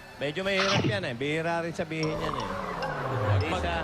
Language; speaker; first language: Filipino; native; Filipino